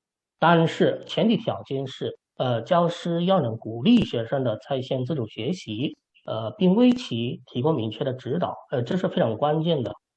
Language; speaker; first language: Chinese; native; Chinese